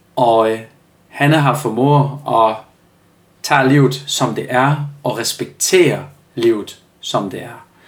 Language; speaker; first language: Danish; native; Danish